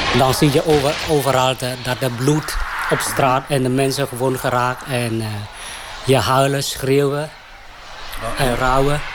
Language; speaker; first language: Dutch; non-native, fluent; Khmer